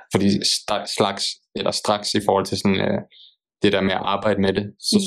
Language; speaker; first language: Danish; early bilingual, other home language; Bosnian